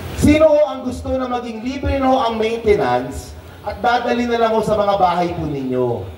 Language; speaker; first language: Filipino; native; Filipino